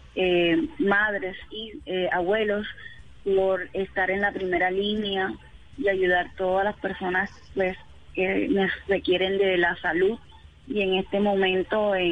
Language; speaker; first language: Spanish; native; Spanish